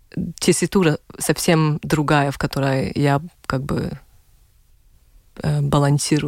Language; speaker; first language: Russian; non-native, local second language; Latvian